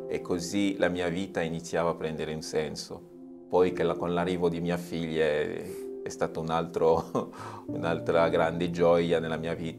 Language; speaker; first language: Italian; non-native, fluent; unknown